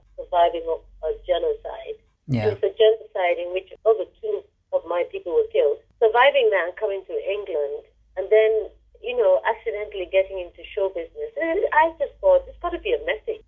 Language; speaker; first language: English; non-native, local second language; Igbo